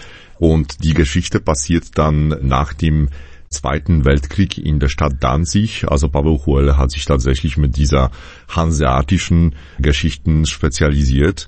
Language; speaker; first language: German; non-native, fluent; Polish